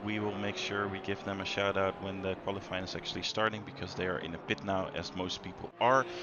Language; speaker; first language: English; non-native, fluent; Dutch